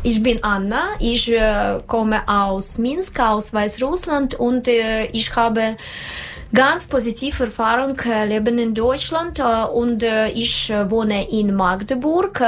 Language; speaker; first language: German; non-native, learner; Russian